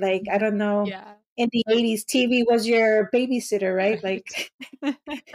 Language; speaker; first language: English; early bilingual, other home language; Spanish